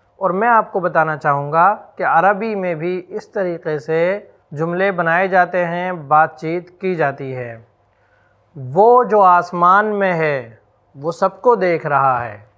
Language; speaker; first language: Urdu; native; Urdu